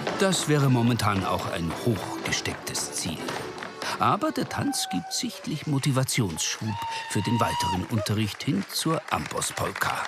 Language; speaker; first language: German; native; German